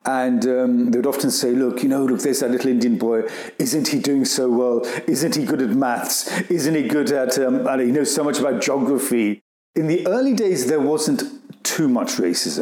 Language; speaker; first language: English; early bilingual, other home language; Gujarati